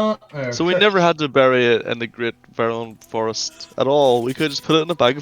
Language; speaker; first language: English; native; English